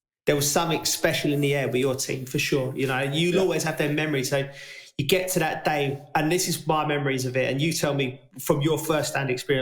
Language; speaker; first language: English; native; English